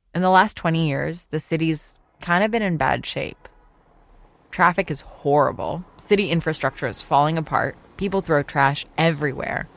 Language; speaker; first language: English; non-native, local second language; Urdu